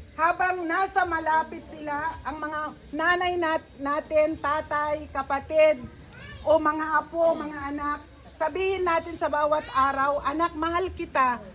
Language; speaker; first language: Filipino; non-native, local second language; Iloko